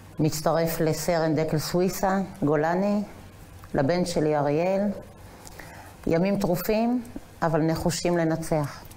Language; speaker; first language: Hebrew; native; Hebrew